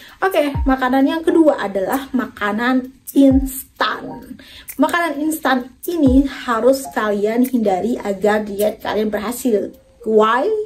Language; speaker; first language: Indonesian; native; Indonesian